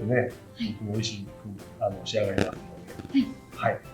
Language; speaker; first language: Japanese; native; Japanese